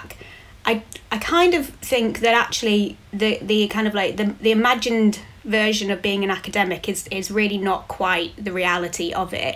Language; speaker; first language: English; native; English